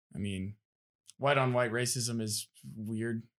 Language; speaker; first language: English; native; English